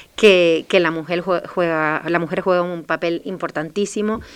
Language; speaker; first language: Spanish; native; Spanish